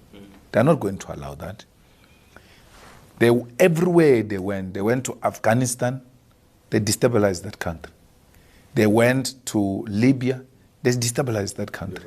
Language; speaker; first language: English; non-native, local second language; Northern Sotho